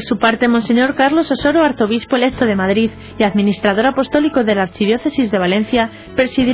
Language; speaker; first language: Spanish; native; Spanish